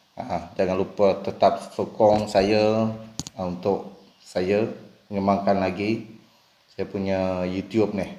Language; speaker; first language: Malay; non-native, local second language; Iban